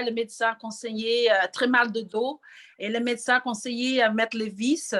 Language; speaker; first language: French; non-native, learner; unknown